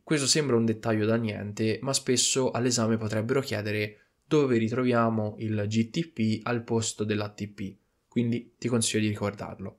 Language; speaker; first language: Italian; native; Italian